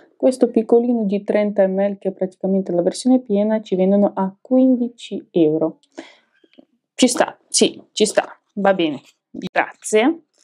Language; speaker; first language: Italian; non-native, fluent; Ukrainian